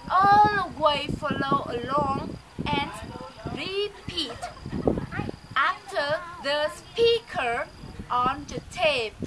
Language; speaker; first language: English; non-native, learner; Vietnamese